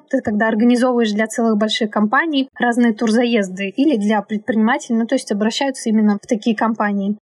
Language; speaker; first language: Russian; native; Russian